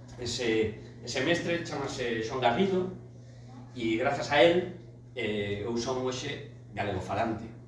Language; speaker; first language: Galician; non-native, local second language; Spanish